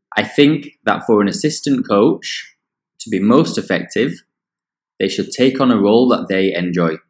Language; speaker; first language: English; native; English